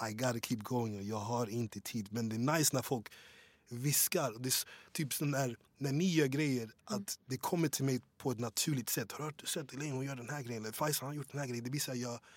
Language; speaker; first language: Swedish; early bilingual, other home language; English